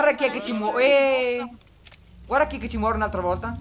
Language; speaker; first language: Italian; native; Italian